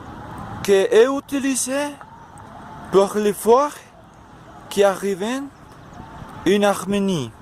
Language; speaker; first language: French; non-native, learner; Spanish